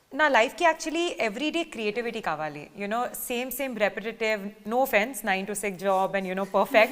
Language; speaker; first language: Telugu; non-native, learner; Punjabi